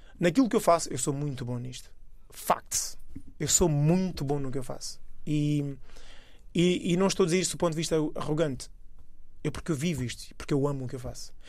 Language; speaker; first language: Portuguese; early bilingual, other home language; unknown